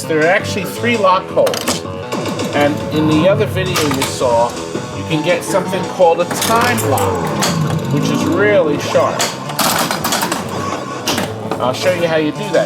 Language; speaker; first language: English; native; English